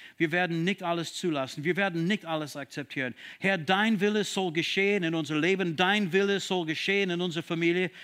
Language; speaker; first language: German; non-native, fluent; English